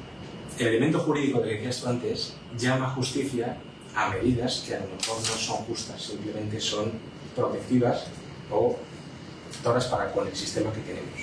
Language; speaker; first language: Spanish; native; Spanish